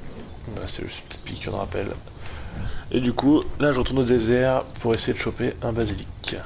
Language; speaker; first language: French; native; French